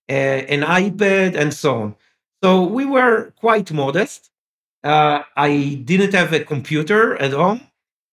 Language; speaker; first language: English; non-native, fluent; French